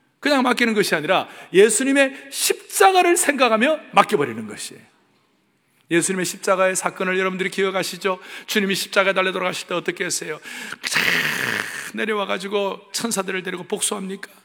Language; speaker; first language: Korean; native; Korean